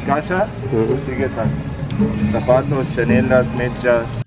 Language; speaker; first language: Filipino; non-native, learner; Arabic